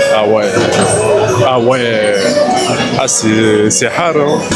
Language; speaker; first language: French; native; French